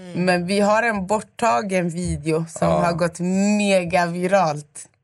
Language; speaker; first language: Swedish; native; Swedish